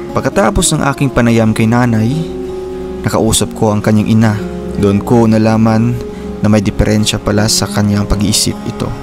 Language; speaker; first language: Filipino; non-native, local second language; Cebuano